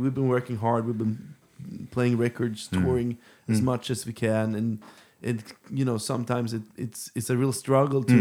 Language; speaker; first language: English; non-native, fluent; Swedish